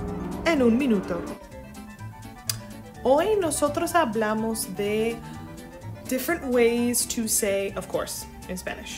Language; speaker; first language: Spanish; non-native, learner; English